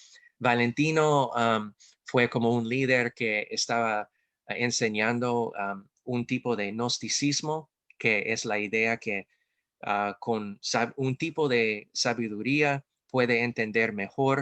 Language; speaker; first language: Spanish; non-native, fluent; English